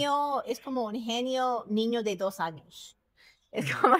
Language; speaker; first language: Spanish; non-native, fluent; English